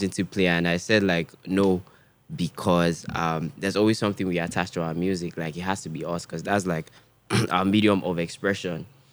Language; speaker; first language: English; non-native, local second language; Igbo